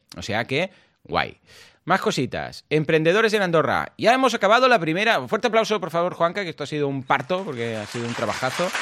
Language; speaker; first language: Spanish; non-native, local second language; Catalan